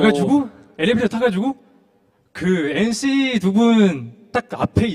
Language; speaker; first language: Korean; non-native, learner; Chinese